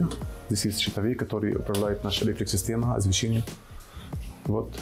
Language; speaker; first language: Russian; non-native, fluent; Arabic